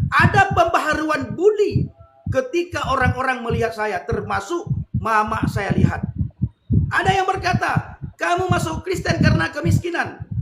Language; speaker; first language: Indonesian; non-native, local second language; Achinese